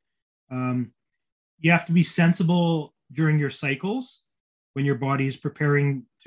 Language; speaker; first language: English; native; English